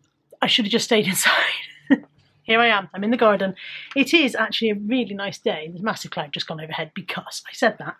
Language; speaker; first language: English; native; English